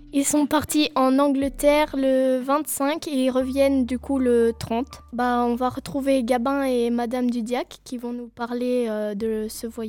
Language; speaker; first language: French; native; French